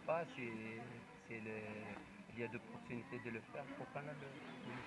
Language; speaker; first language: French; non-native, learner; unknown